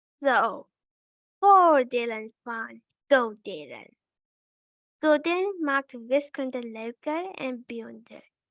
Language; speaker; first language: Dutch; early bilingual, other home language; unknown